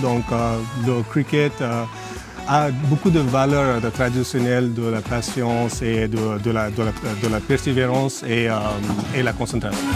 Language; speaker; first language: French; non-native, fluent; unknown